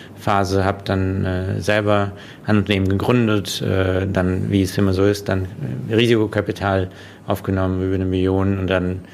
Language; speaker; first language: German; non-native, fluent; Russian